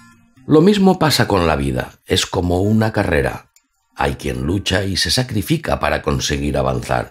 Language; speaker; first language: Spanish; native; Spanish